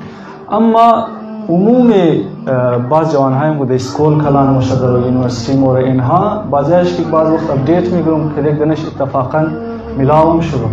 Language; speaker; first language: Persian; native; Persian